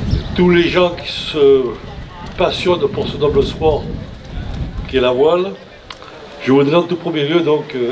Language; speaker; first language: French; native; French